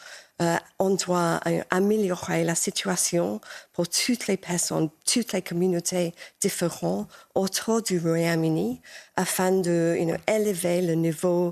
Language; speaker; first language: French; non-native, fluent; English